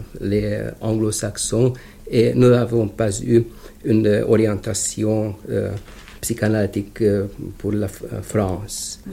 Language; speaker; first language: French; non-native, fluent; Hungarian